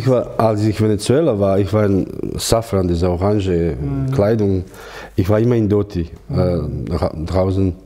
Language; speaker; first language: German; non-native, learner; Croatian